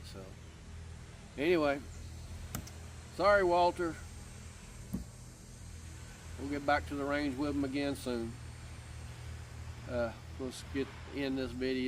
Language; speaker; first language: English; native; English